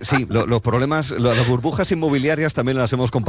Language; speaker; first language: Spanish; native; Spanish